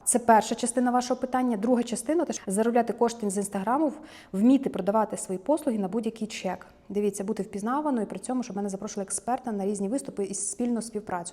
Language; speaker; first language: Ukrainian; native; Ukrainian